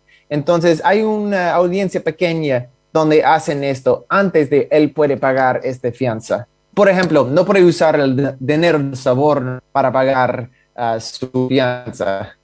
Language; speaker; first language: Spanish; non-native, fluent; English